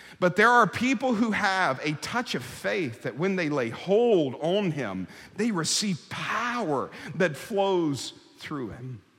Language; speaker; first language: English; native; English